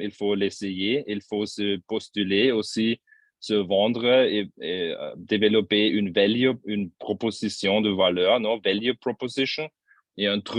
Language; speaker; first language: French; non-native, fluent; German